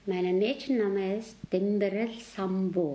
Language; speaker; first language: German; non-native, learner; Mongolian